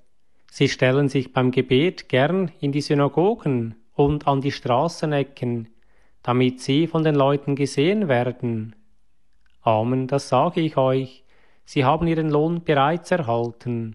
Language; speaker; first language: German; native; German